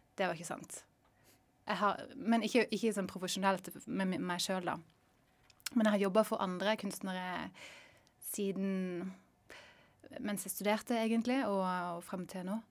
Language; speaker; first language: Norwegian; native; Norwegian